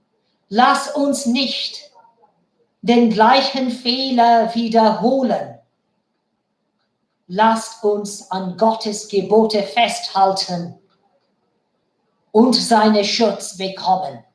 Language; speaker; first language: German; non-native, fluent; Bangla